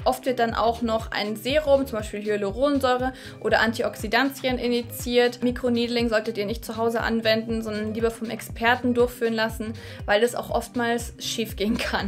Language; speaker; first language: German; native; German